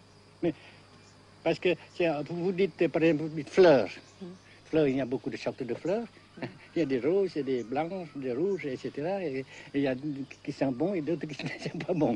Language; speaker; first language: French; non-native, local second language; Vietnamese